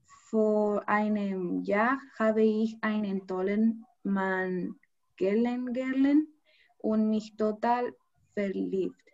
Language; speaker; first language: German; non-native, learner; Spanish